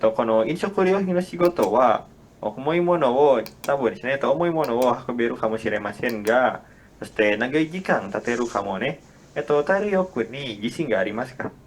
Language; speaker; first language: Japanese; non-native, fluent; Indonesian